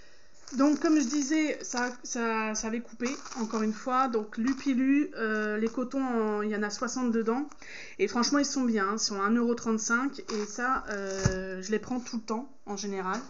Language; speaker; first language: French; native; French